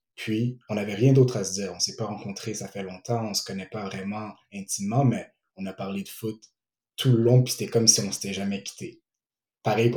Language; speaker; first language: French; early bilingual, other home language; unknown